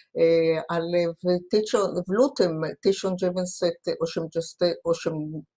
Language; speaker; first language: Polish; early bilingual, heritage; Polish